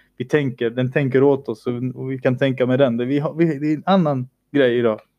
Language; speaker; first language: Swedish; early bilingual, other home language; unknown